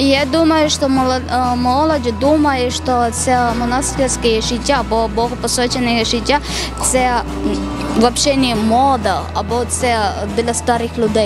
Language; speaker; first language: Ukrainian; non-native, learner; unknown